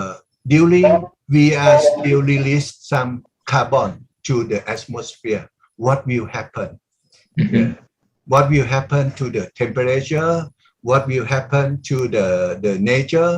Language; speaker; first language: English; non-native, learner; Thai